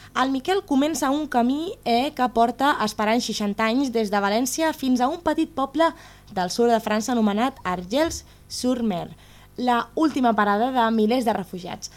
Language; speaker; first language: Catalan; native; Catalan